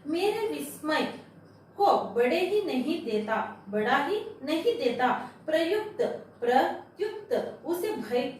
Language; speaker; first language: Hindi; non-native, local second language; Kannada